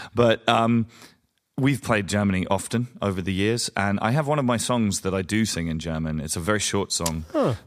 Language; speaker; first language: English; native; English